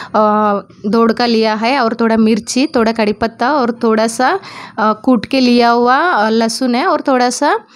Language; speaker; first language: Hindi; non-native, local second language; Marathi